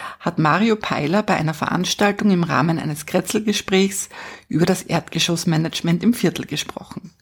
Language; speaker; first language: German; native; German